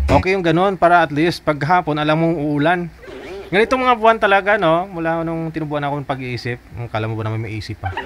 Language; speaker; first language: Filipino; native; Filipino